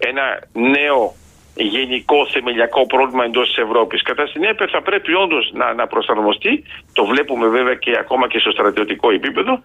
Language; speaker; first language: Greek; early bilingual, heritage; Greek